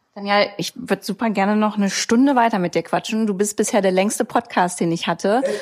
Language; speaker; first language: German; native; German